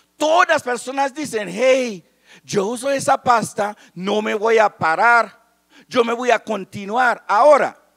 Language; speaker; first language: Spanish; non-native, fluent; Haitian Creole